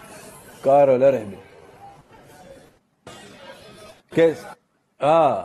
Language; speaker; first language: English; non-native, learner; Arabic